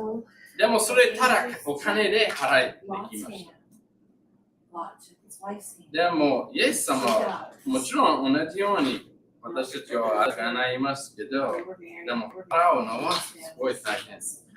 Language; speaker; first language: Japanese; non-native, learner; English